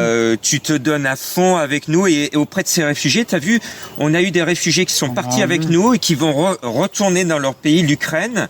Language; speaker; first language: French; native; French